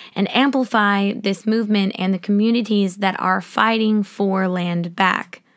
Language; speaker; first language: English; native; English